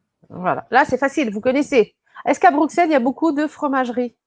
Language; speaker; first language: French; non-native, fluent; Portuguese